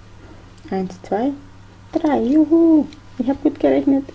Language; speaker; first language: German; non-native, fluent; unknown